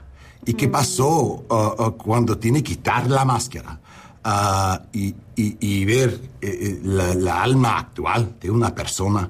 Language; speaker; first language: Spanish; non-native, learner; English